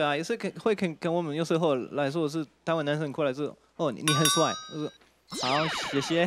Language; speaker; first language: Chinese; non-native, learner; French